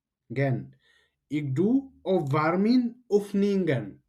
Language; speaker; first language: Dutch; non-native, learner; Tigrinya